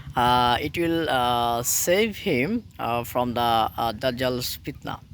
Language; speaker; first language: English; non-native, local second language; Bangla